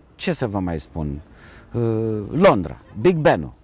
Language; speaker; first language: Romanian; native; Romanian